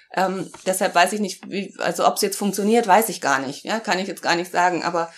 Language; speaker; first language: German; native; German